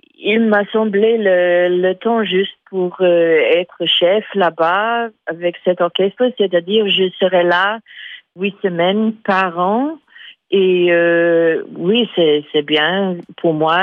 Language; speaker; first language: French; non-native, fluent; English